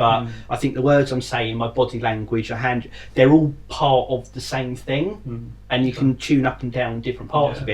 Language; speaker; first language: English; native; English